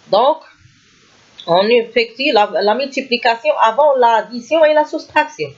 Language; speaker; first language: French; non-native, local second language; Arabic